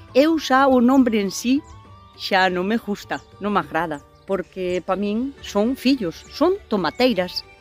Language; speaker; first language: Galician; native; Galician